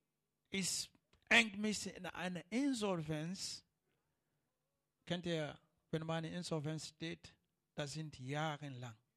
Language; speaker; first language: German; non-native, learner; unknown